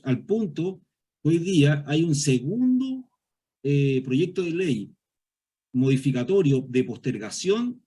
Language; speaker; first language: Spanish; native; Spanish